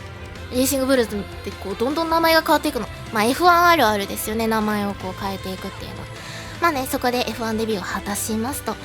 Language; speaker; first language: Japanese; native; Japanese